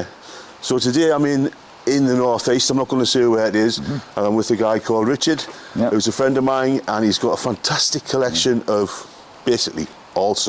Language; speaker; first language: English; native; English